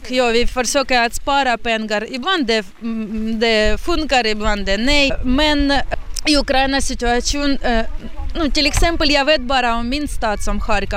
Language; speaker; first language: Swedish; non-native, learner; Ukrainian